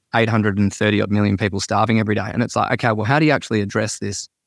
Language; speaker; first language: English; native; English